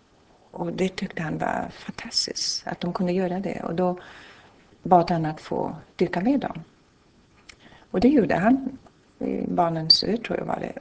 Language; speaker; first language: Swedish; non-native, fluent; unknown